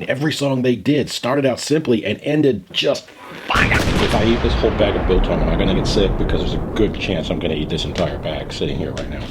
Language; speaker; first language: English; native; English